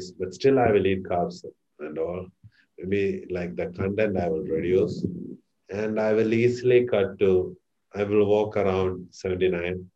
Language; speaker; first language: English; non-native, local second language; Malayalam